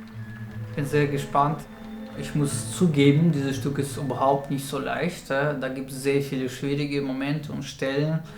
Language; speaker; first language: German; non-native, fluent; Russian